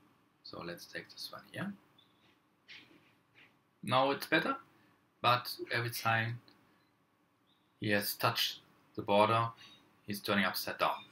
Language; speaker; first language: English; non-native, fluent; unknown